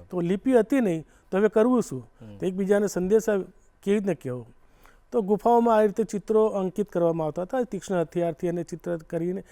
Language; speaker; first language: Gujarati; non-native, local second language; Rathawi